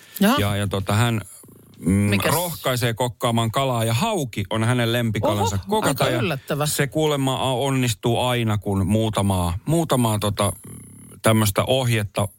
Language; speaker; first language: Finnish; native; Finnish